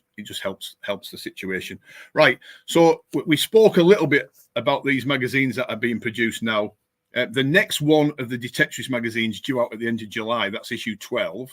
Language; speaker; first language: English; native; English